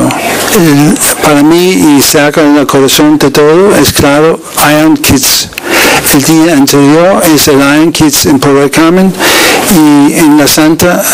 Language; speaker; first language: Spanish; non-native, learner; Danish